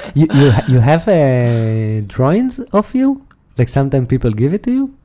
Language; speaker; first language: English; non-native, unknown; Hebrew